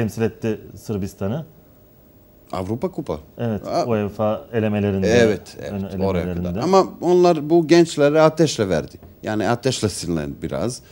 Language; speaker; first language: Turkish; non-native, learner; Serbian